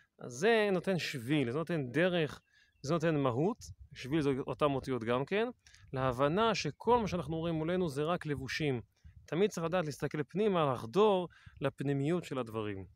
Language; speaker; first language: Hebrew; native; Hebrew